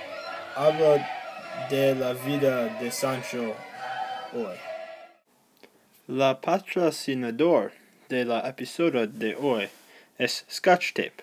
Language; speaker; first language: Spanish; non-native, learner; English